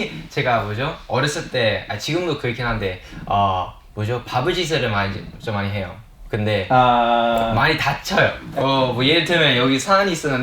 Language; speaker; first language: Korean; early bilingual, heritage; English